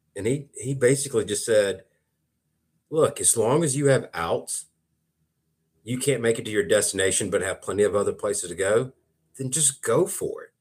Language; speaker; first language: English; native; English